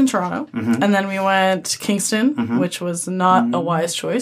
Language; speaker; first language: English; native; English